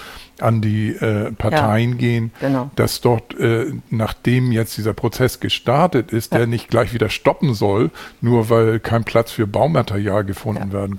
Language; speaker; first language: German; native; German